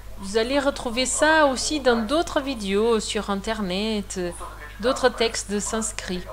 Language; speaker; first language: French; non-native, fluent; Portuguese